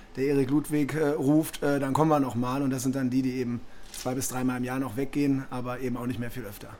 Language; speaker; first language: German; native; German